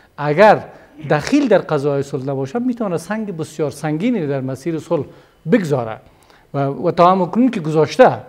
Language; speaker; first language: Persian; native; Persian